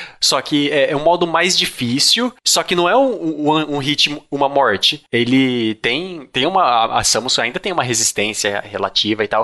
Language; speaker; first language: Portuguese; native; Portuguese